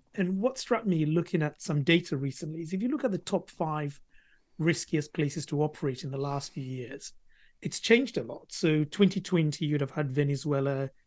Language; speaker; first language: English; non-native, local second language; Akan